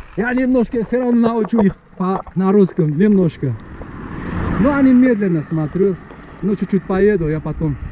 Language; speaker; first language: Russian; non-native, local second language; Uzbek